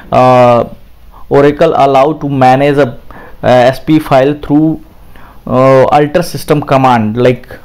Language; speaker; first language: English; non-native, local second language; Hindi